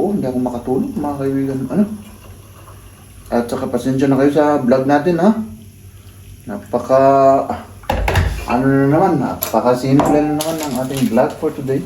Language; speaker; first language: Filipino; native; Filipino